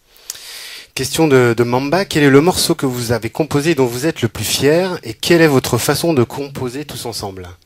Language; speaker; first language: French; native; French